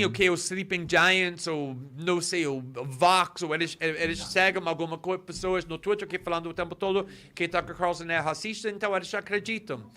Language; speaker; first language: Portuguese; non-native, fluent; English